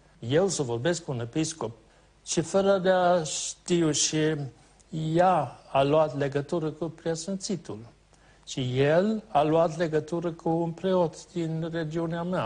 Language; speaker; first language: Romanian; non-native, fluent; Swedish